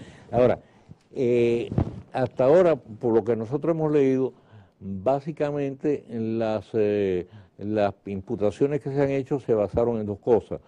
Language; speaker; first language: Spanish; native; Spanish